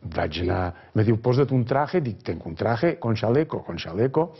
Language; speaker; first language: Spanish; non-native, local second language; Catalan